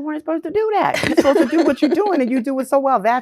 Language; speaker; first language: English; native; English